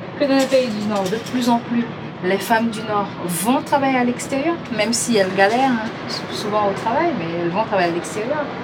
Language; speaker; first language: French; non-native, local second language; Haitian Creole